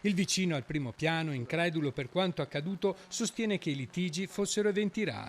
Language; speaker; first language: Italian; native; Italian